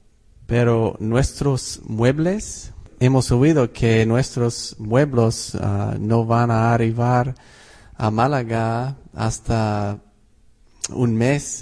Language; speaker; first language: Spanish; non-native, fluent; English